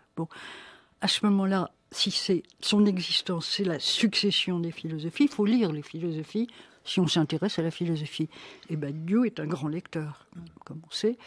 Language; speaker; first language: French; native; French